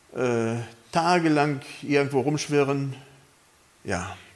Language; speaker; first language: German; early bilingual, other home language; Spanish